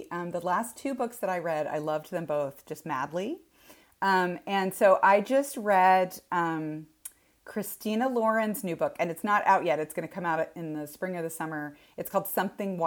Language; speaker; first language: English; native; English